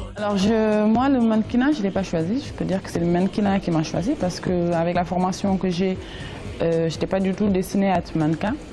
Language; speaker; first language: French; non-native, local second language; Wolof